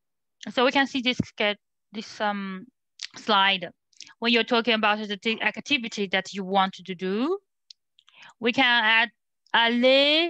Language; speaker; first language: English; non-native, learner; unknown